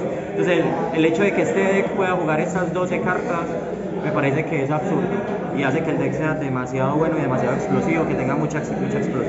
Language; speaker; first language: Spanish; native; Spanish